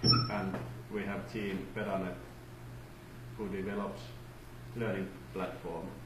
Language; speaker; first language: English; non-native, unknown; Finnish